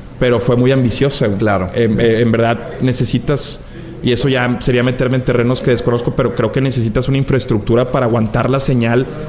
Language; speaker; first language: Spanish; native; Spanish